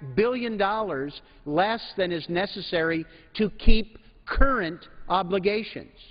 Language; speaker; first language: English; native; English